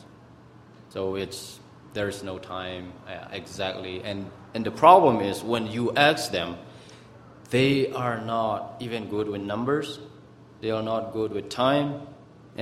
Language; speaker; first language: English; non-native, fluent; Burmese